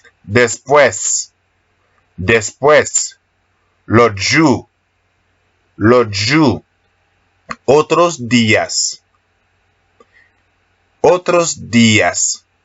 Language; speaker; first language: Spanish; non-native, learner; Haitian Creole